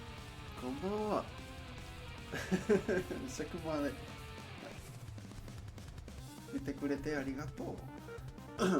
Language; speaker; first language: Japanese; non-native, learner; English